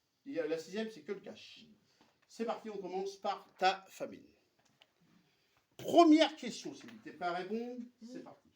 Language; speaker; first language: French; native; French